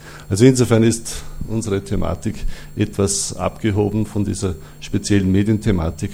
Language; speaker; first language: German; native; German